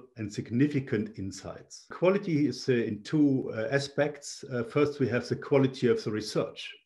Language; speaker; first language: English; non-native, fluent; German